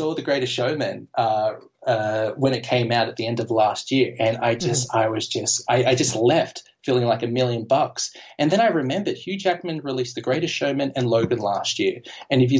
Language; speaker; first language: English; native; English